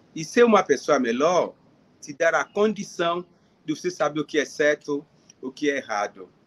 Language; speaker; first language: Portuguese; non-native, fluent; Yoruba